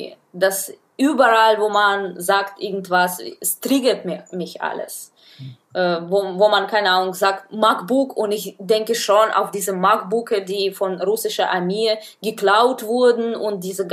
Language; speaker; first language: German; non-native, fluent; Russian